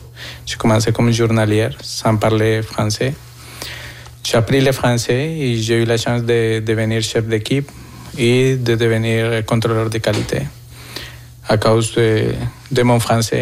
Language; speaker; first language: French; non-native, learner; Spanish